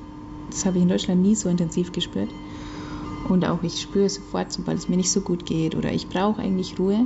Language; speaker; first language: German; native; German